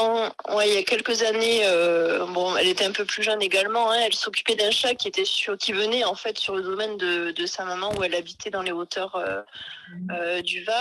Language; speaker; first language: French; native; French